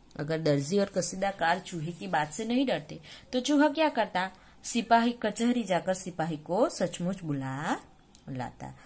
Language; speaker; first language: Hindi; non-native, local second language; Gujarati